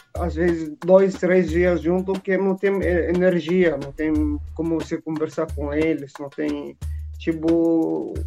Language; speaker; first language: Portuguese; non-native, learner; Arabic